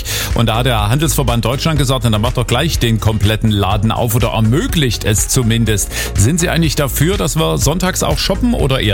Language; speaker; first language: German; native; German